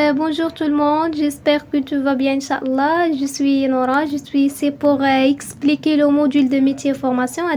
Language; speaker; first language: French; non-native, local second language; Arabic